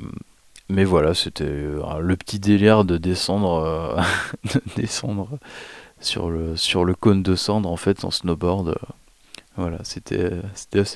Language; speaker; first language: French; native; French